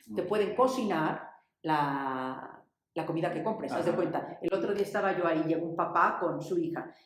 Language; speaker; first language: Spanish; native; Spanish